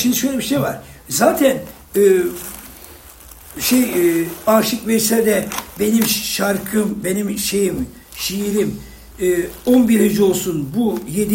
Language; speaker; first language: Turkish; native; Turkish